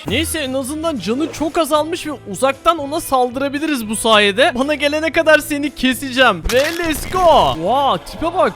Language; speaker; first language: Turkish; native; Turkish